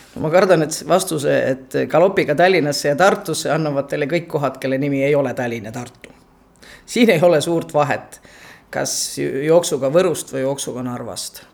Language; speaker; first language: Estonian; native; Estonian